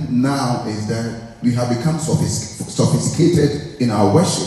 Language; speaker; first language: English; non-native, local second language; Akan